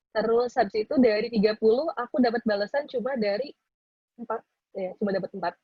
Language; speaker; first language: Indonesian; native; Indonesian